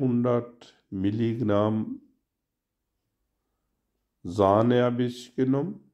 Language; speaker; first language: German; non-native, learner; Urdu